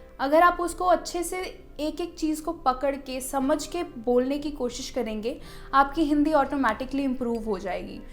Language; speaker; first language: Hindi; non-native, local second language; Punjabi